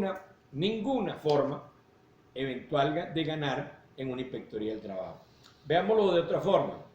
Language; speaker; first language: Spanish; native; Spanish